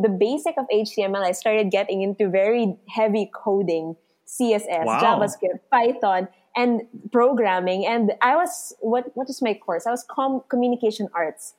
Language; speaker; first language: English; non-native, local second language; Filipino